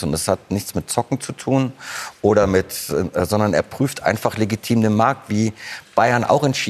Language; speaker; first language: German; native; German